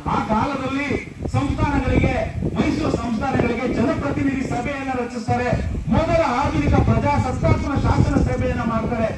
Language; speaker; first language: Kannada; non-native, local second language; Lambadi